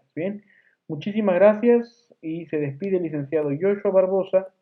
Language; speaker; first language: Spanish; native; Spanish